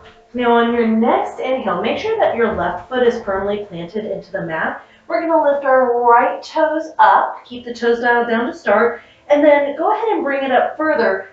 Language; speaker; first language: English; native; English